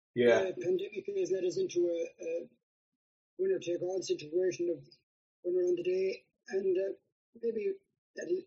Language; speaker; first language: English; native; English